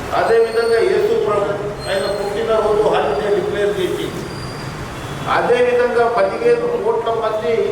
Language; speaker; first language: Telugu; non-native, local second language; Lambadi